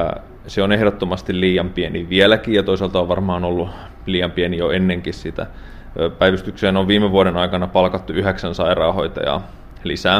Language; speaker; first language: Finnish; native; Finnish